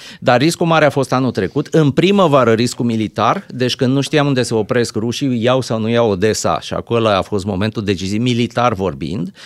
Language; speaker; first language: Romanian; native; Romanian